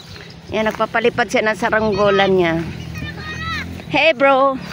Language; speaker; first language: Filipino; native; Filipino